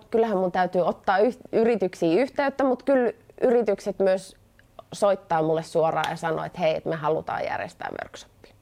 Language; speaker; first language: Finnish; native; Finnish